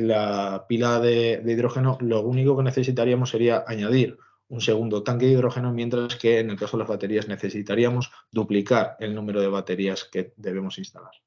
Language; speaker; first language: Spanish; native; Spanish